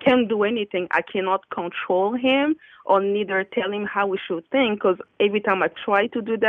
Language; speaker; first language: English; non-native, fluent; French